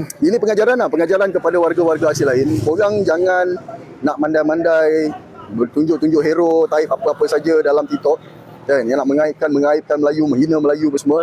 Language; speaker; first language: Malay; native; Malay